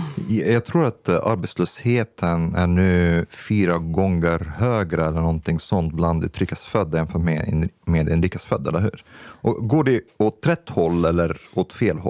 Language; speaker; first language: Swedish; non-native, fluent; Arabic